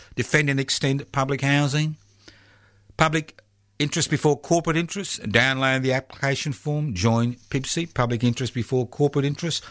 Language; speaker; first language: English; early bilingual, other home language; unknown